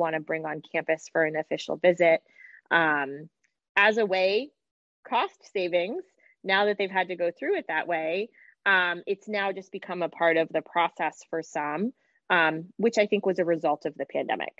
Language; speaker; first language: English; native; English